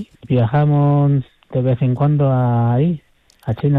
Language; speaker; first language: Spanish; non-native, fluent; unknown